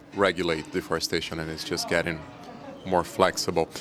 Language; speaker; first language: English; non-native, fluent; Portuguese